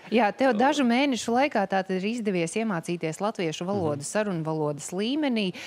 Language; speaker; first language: Latvian; native; Latvian